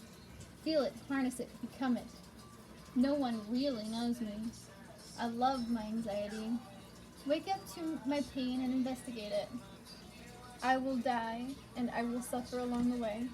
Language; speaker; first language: English; native; English